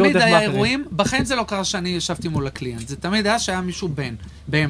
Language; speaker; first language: Hebrew; native; Hebrew